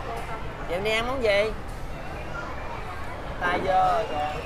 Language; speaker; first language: Vietnamese; native; Vietnamese